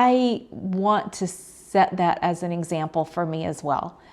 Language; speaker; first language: English; native; English